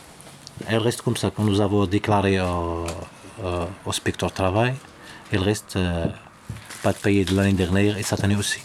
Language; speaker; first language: French; non-native, local second language; Arabic